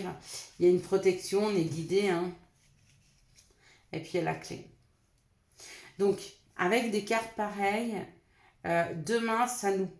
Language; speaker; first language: French; native; French